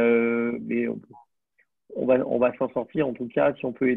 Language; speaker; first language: French; native; French